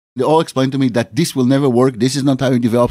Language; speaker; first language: English; non-native, fluent; Hebrew